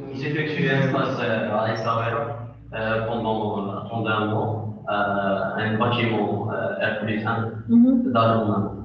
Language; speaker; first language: French; non-native, local second language; Arabic